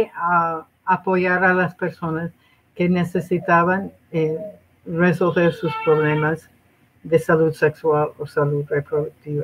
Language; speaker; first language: Spanish; non-native, fluent; English